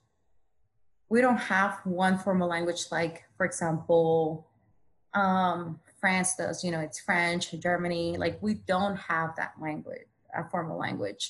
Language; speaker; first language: English; non-native, fluent; Spanish